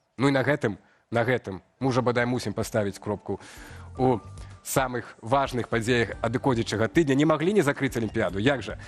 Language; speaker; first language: Belarusian; native; Belarusian